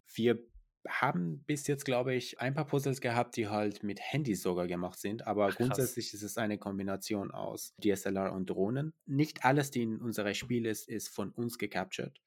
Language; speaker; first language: German; non-native, fluent; Persian